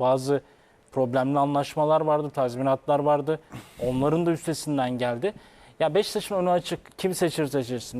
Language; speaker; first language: Turkish; native; Turkish